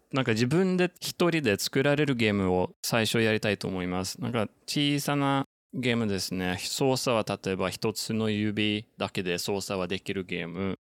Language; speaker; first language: Japanese; non-native, fluent; Norwegian